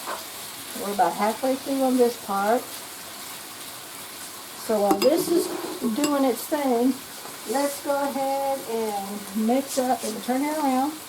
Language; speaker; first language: English; native; English